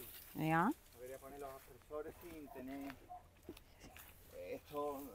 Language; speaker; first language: Spanish; native; Spanish